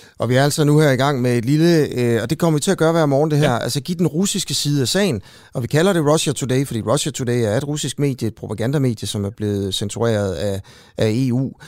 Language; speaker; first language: Danish; native; Danish